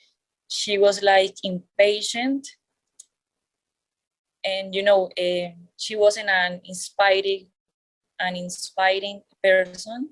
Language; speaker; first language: English; non-native, learner; Spanish